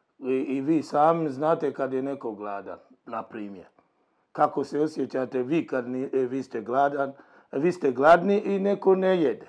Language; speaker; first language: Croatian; non-native, learner; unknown